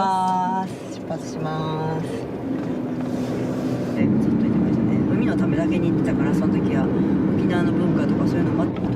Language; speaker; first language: Japanese; native; Japanese